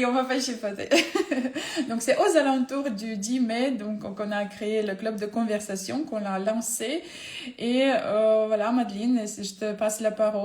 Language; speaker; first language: French; non-native, fluent; Ukrainian